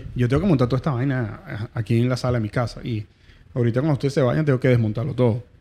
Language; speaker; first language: Spanish; native; Spanish